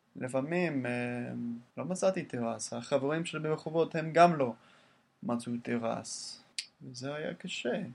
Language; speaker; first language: Hebrew; non-native, learner; English